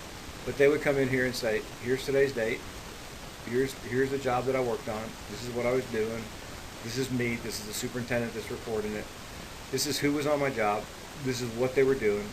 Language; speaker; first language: English; native; English